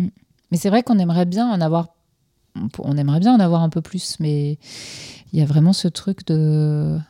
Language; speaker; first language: French; native; French